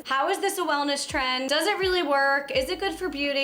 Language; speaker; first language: English; native; English